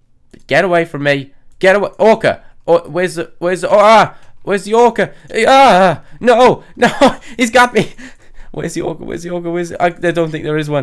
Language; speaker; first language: English; native; English